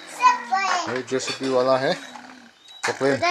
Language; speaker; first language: Hindi; non-native, local second language; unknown